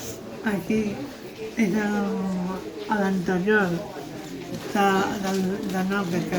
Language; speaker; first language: Catalan; non-native, local second language; Spanish